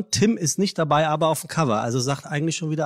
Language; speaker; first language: German; native; German